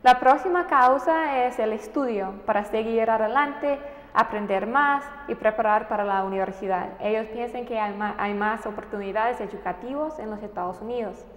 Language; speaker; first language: Spanish; non-native, fluent; English